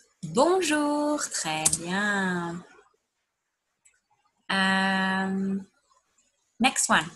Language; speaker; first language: French; non-native, fluent; English